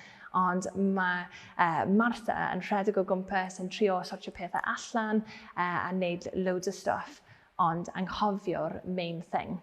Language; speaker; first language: Welsh; non-native, fluent; English